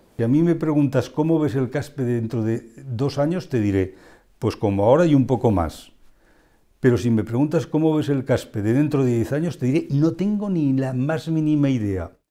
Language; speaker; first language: Spanish; early bilingual, heritage; Spanish